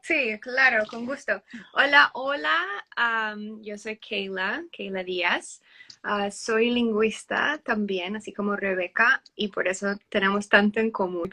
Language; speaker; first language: Spanish; early bilingual, heritage; English